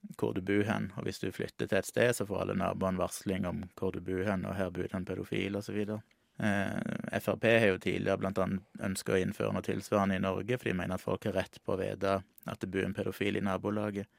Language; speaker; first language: Norwegian; native; Norwegian